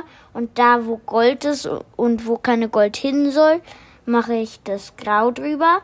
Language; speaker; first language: German; native; German